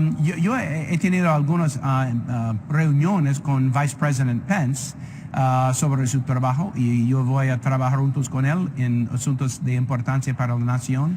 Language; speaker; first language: Spanish; non-native, fluent; English